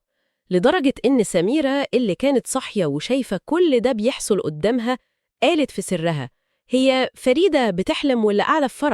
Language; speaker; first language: Arabic; native; Arabic